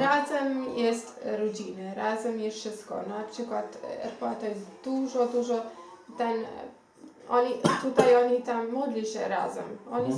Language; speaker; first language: Polish; non-native, learner; Xhosa